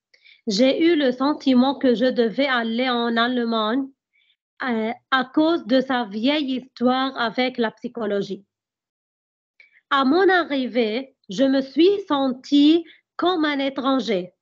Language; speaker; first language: French; non-native, learner; Arabic